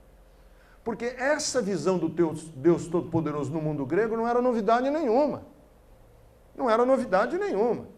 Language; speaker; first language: Portuguese; native; Portuguese